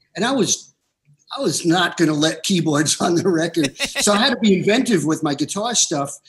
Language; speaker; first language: English; native; English